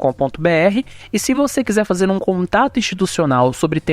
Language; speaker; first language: Portuguese; native; Portuguese